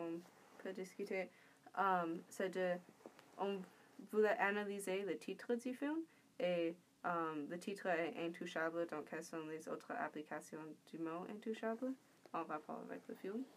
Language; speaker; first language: French; non-native, learner; English